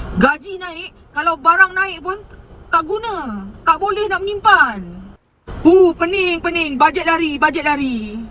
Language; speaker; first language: Malay; native; Malay